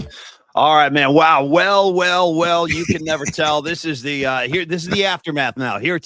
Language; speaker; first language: English; native; English